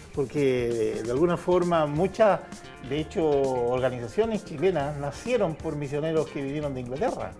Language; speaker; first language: Spanish; native; Spanish